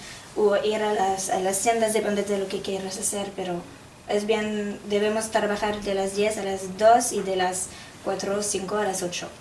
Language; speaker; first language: Spanish; non-native, learner; French